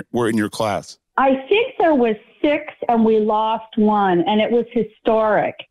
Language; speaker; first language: English; native; English